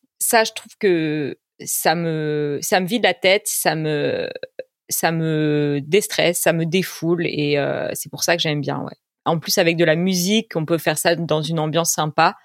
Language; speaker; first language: French; native; French